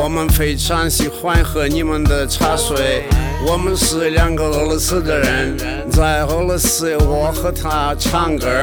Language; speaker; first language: Chinese; non-native, learner; Russian